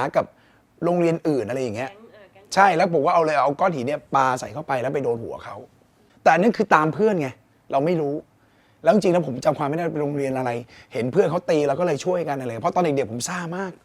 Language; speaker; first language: Thai; native; Thai